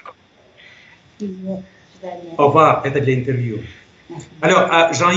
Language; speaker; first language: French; non-native, fluent; Russian